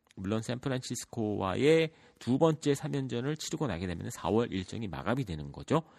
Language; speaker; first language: Korean; early bilingual, heritage; Korean